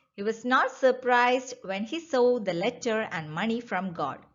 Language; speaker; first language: English; non-native, local second language; Malayalam